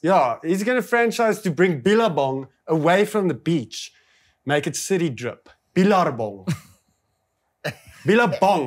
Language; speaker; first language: English; non-native, local second language; Afrikaans